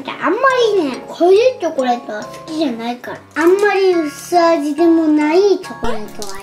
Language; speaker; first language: Japanese; native; Japanese